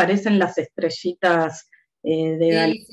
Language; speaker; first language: Spanish; native; Spanish